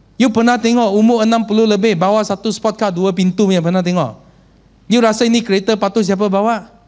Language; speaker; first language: Malay; non-native, local second language; Chinese